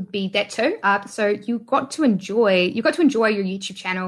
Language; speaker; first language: English; native; English